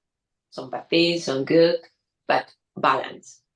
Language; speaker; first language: English; non-native, learner; Spanish